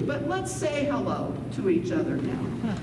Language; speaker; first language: English; native; English